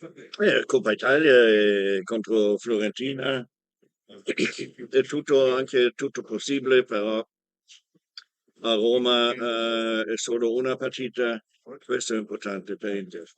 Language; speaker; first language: Italian; non-native, learner; German